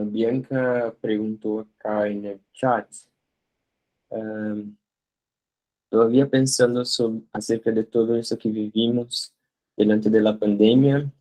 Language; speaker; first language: Spanish; non-native, fluent; Portuguese